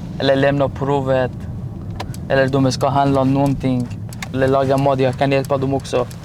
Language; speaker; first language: Swedish; non-native, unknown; Persian